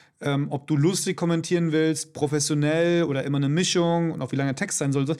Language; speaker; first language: German; native; German